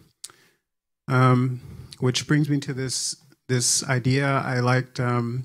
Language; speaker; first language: English; native; English